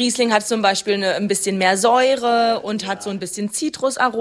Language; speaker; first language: German; native; German